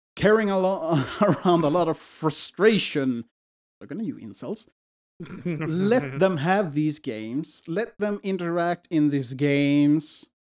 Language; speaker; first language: English; non-native, fluent; Swedish